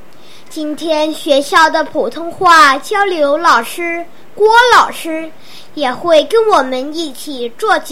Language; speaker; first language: Chinese; non-native, local second language; Cantonese